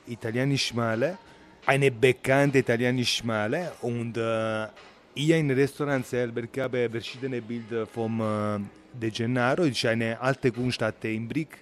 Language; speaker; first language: German; non-native, learner; Italian